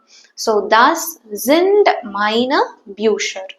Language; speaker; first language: German; non-native, fluent; Tamil